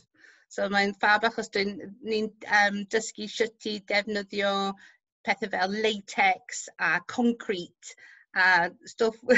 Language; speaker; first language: Welsh; non-native, local second language; English